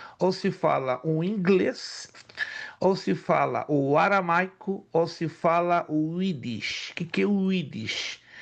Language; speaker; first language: Portuguese; non-native, local second language; Spanish